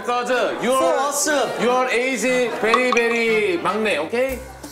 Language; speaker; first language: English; non-native, learner; Korean